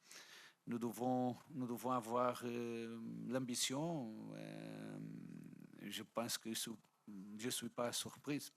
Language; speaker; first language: French; non-native, fluent; Portuguese